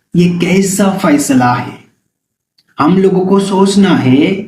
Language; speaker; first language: Hindi; non-native, local second language; Bangla